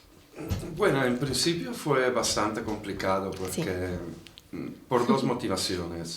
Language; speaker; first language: Spanish; non-native, fluent; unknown